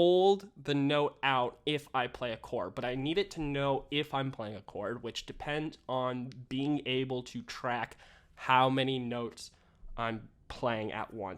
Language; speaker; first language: English; native; English